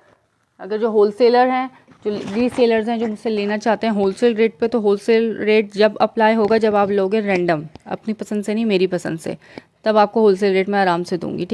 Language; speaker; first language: Urdu; native; Urdu